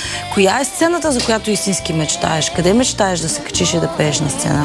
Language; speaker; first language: Bulgarian; native; Bulgarian